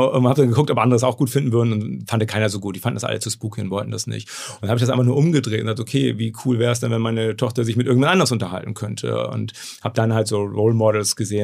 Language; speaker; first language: German; native; German